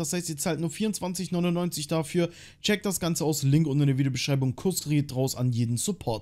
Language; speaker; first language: German; native; German